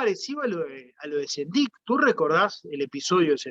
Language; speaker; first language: Spanish; native; Spanish